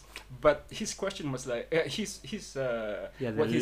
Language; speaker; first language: English; native; English